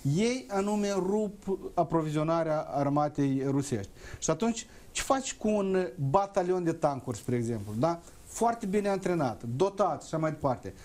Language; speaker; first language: Romanian; native; Romanian